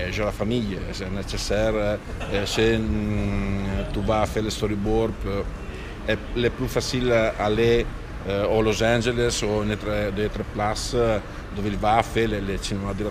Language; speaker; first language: French; non-native, fluent; Italian